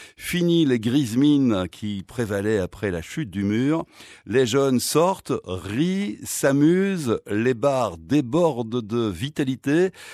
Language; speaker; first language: French; native; French